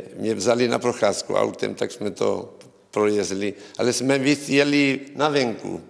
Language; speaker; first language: Czech; early bilingual, heritage; Czech